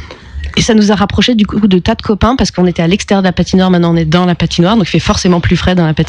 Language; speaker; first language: French; native; French